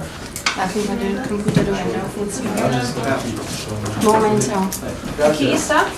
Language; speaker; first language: Spanish; non-native, fluent; English